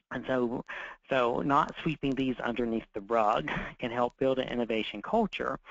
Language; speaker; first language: English; native; English